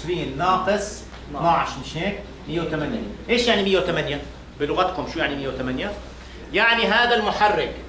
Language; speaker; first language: Arabic; native; Arabic